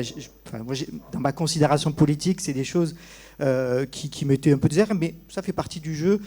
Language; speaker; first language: French; native; French